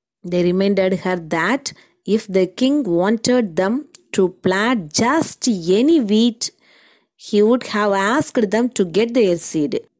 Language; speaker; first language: English; non-native, local second language; Tamil